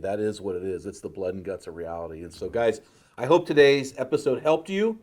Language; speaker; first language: English; native; English